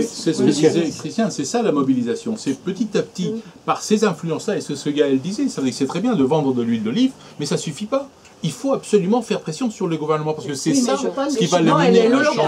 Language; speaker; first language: French; native; French